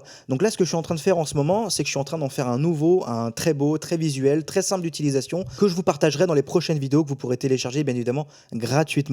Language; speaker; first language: French; native; French